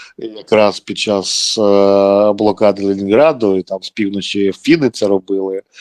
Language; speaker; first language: Ukrainian; non-native, local second language; Russian